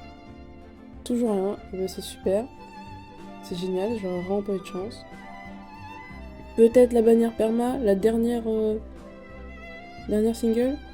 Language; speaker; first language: French; native; French